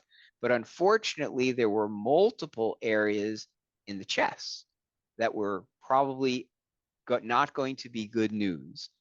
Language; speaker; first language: English; native; English